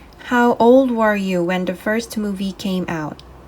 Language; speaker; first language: English; non-native, learner; Korean